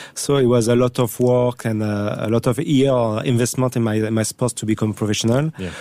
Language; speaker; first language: English; non-native, fluent; French